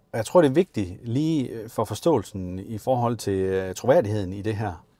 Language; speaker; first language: Danish; native; Danish